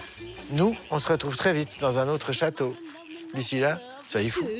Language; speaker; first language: French; native; French